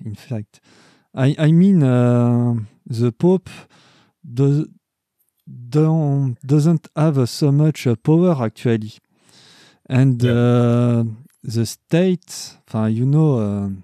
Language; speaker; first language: English; non-native, learner; French